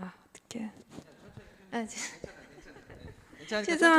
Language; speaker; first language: Korean; non-native, learner; Russian